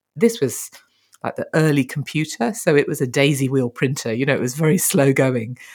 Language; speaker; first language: English; native; English